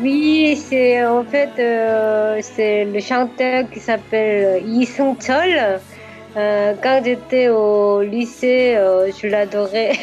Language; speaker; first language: French; non-native, fluent; Korean